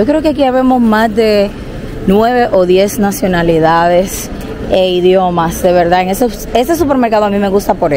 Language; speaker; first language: Spanish; native; Spanish